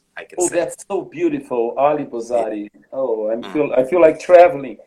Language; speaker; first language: English; non-native, fluent; Portuguese